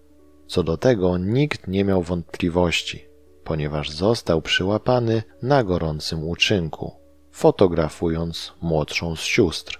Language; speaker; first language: Polish; native; Polish